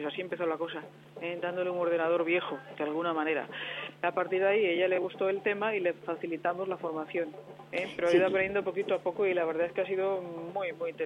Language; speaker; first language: Spanish; native; Spanish